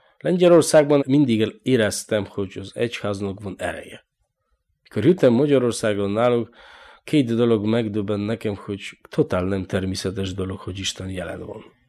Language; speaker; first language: Hungarian; non-native, learner; Polish